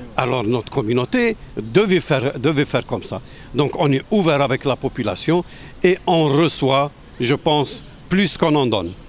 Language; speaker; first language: French; non-native, local second language; Arabic